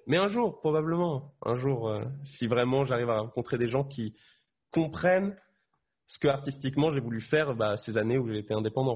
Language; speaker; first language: French; native; French